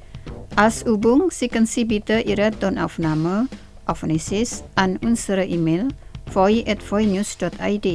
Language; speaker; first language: German; non-native, fluent; Indonesian